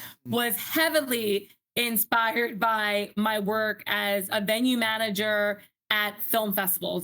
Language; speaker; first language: English; native; English